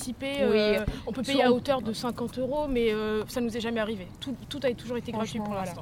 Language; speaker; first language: French; native; French